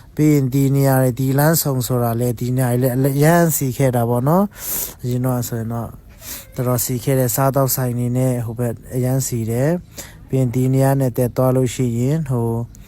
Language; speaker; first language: Burmese; non-native, local second language; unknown